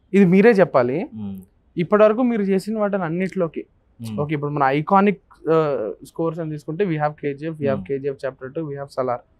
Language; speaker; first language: Telugu; native; Telugu